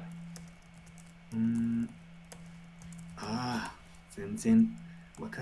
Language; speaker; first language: Japanese; non-native, learner; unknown